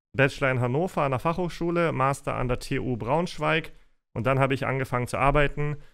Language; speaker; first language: German; early bilingual, other home language; Russian